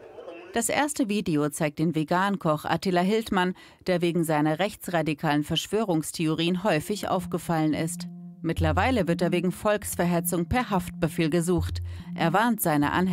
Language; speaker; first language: German; native; German